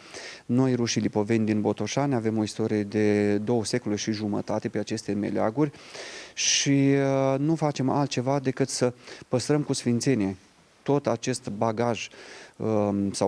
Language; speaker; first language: Romanian; non-native, local second language; Russian